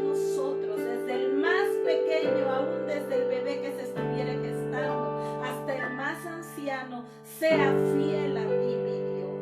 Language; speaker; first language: Spanish; native; Spanish